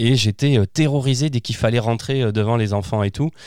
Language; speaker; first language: French; native; French